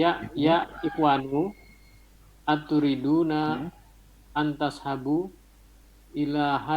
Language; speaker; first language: Arabic; non-native, learner; Indonesian